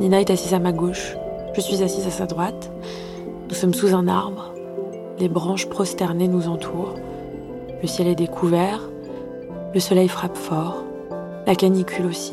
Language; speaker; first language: French; early bilingual, other home language; Arabic